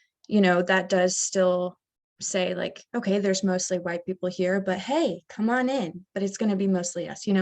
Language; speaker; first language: English; native; English